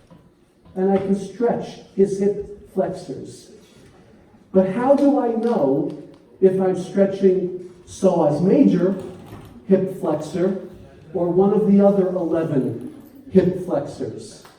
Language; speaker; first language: English; native; English